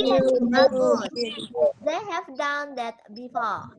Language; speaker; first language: English; non-native, fluent; Indonesian